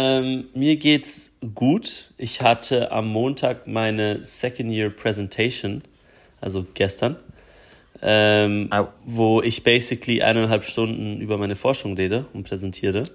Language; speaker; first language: German; native; German